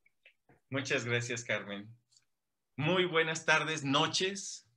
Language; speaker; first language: Spanish; native; Spanish